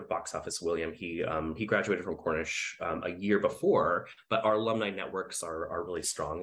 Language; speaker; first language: English; native; English